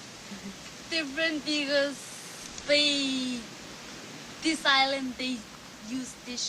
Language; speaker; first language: English; non-native, learner; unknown